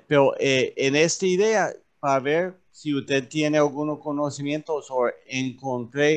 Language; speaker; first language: Spanish; non-native, learner; English